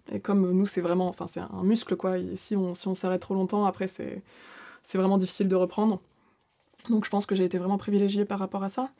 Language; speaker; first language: French; native; French